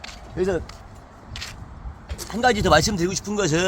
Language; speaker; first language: Korean; native; Korean